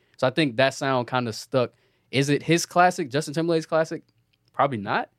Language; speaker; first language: English; native; English